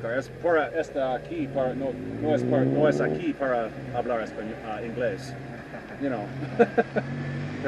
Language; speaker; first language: Spanish; non-native, learner; English